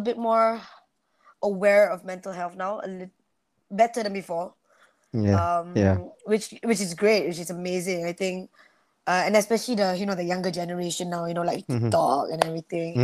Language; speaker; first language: English; non-native, local second language; Malay